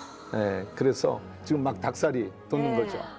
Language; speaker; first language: Korean; native; Korean